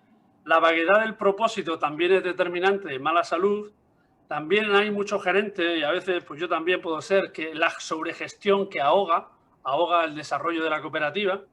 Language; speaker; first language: Spanish; native; Spanish